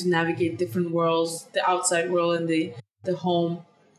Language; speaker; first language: English; non-native, fluent; Danish